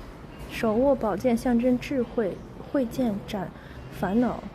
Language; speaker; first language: Chinese; early bilingual, heritage; English